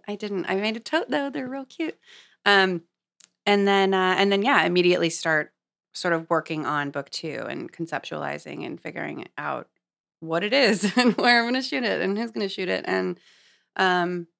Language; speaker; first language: English; native; English